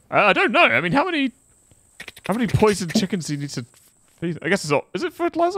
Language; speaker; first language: English; native; English